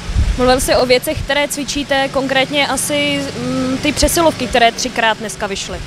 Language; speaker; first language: Czech; native; Czech